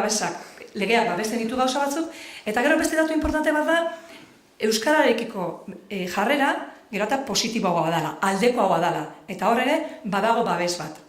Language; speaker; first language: Basque; native; Basque